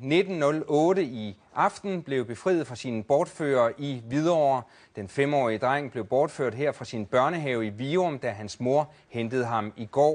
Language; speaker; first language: Danish; native; Danish